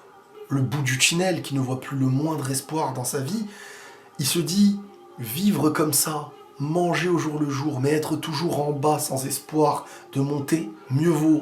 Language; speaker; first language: French; native; French